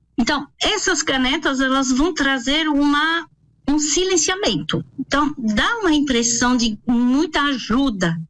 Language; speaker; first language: Portuguese; non-native, fluent; French